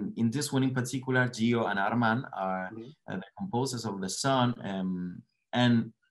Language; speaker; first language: English; non-native, learner; Spanish